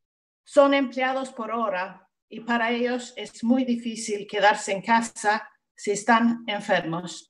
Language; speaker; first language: Spanish; non-native, fluent; Swedish